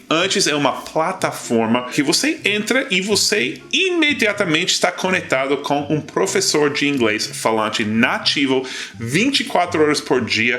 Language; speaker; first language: Portuguese; non-native, fluent; English